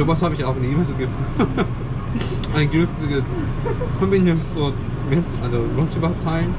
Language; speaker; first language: German; non-native, learner; Korean